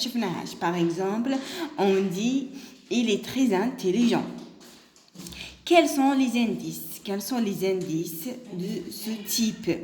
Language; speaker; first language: French; non-native, local second language; Arabic